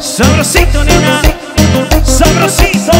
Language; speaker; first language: Spanish; native; Spanish